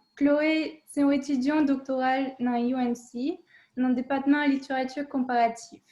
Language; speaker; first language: French; non-native, learner; English